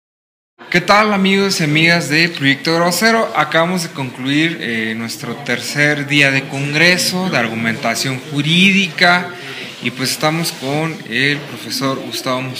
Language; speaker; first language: Spanish; native; Spanish